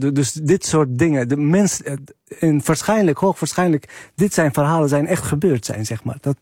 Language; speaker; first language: Dutch; non-native, fluent; Arabic